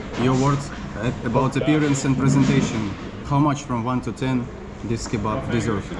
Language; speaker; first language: English; non-native, fluent; Russian